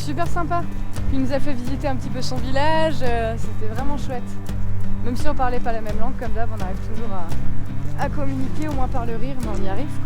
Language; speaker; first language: French; native; French